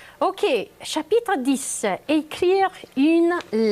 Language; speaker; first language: French; non-native, fluent; English